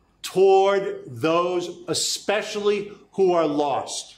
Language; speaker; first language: English; native; English